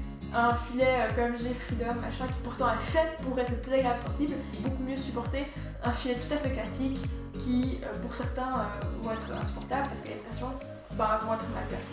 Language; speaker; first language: French; native; French